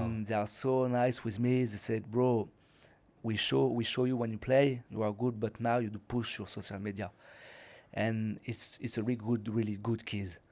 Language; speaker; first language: English; non-native, learner; French